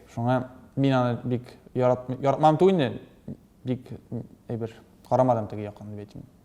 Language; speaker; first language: Tatar; native; Tatar